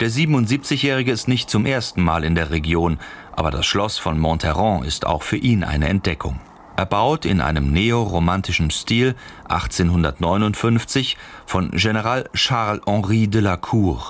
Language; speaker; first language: German; native; German